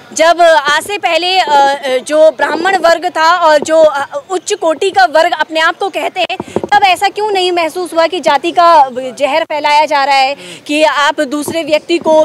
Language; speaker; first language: Hindi; native; Hindi